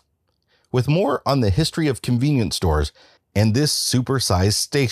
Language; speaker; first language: English; native; English